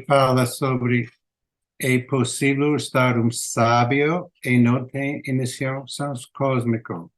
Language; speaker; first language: Portuguese; non-native, learner; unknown